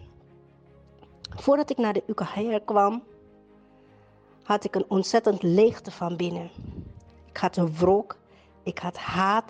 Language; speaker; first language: Dutch; native; Dutch